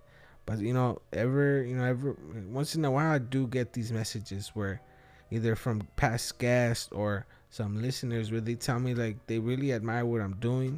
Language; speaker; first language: English; early bilingual, other home language; Spanish